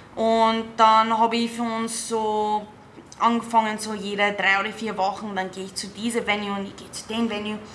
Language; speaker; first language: German; non-native, fluent; English